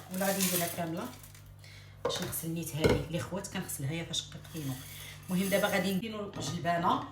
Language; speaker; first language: Arabic; native; Arabic